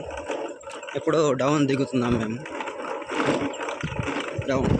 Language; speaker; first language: Telugu; native; Telugu